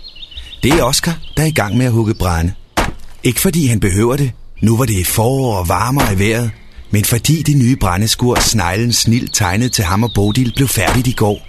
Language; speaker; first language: Danish; native; Danish